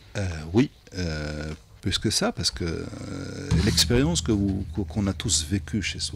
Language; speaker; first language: French; non-native, local second language; Arabic